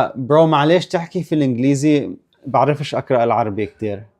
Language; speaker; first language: Arabic; early bilingual, heritage; Arabic